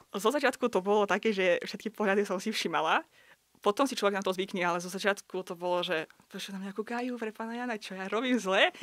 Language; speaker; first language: Slovak; non-native, fluent; Russian